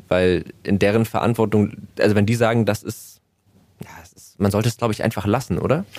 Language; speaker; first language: German; native; German